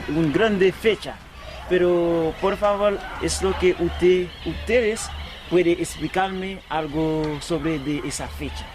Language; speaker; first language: Spanish; non-native, learner; Haitian Creole